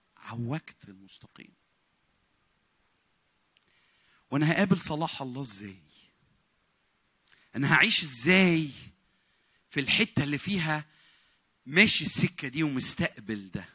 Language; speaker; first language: Arabic; native; Arabic